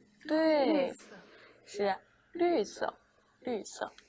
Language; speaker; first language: Chinese; non-native, fluent; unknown